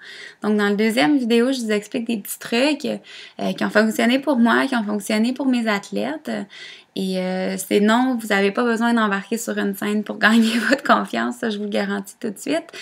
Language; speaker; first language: French; native; French